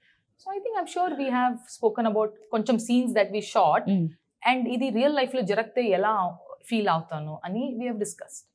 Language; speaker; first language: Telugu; non-native, learner; Kannada